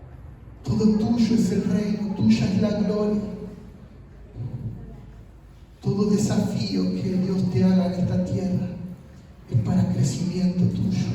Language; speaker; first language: Spanish; native; Spanish